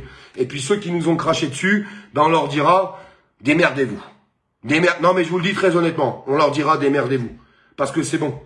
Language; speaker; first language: French; native; French